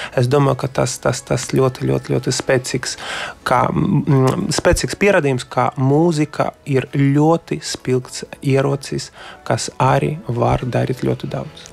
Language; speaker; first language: Latvian; non-native, local second language; Russian